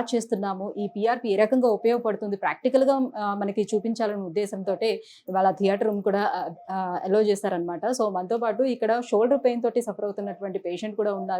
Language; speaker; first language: Telugu; native; Telugu